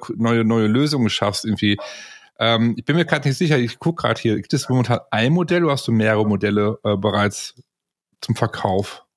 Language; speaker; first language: German; native; German